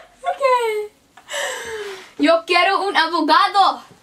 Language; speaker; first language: Spanish; non-native, learner; English